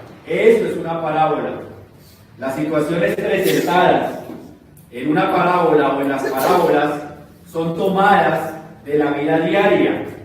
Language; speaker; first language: Spanish; native; Spanish